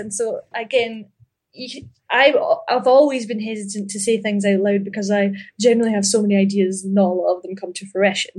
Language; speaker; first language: English; native; English